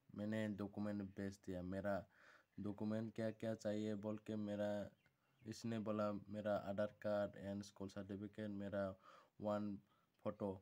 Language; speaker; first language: Hindi; non-native, local second language; Bangla